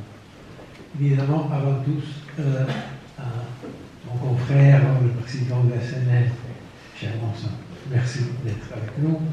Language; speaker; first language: French; non-native, fluent; Italian